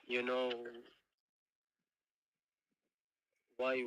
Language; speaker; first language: English; non-native, learner; Arabic